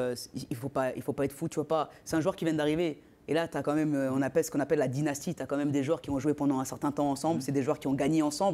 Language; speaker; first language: French; native; French